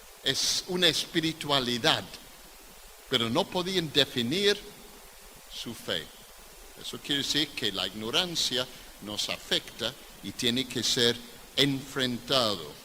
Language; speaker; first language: Spanish; non-native, fluent; English